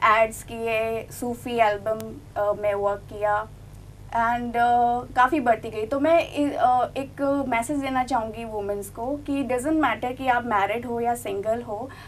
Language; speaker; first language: Hindi; non-native, local second language; Gujarati